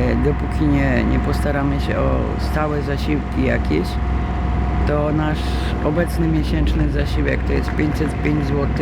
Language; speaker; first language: Polish; native; Polish